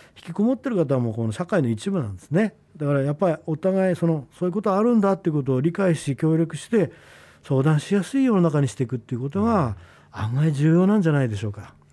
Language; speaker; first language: Japanese; native; Japanese